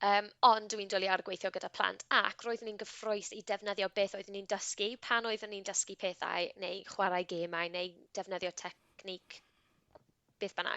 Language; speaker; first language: Welsh; non-native, local second language; English